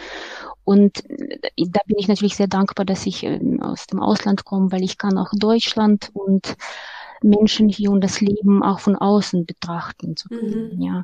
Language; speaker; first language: German; non-native, fluent; Ukrainian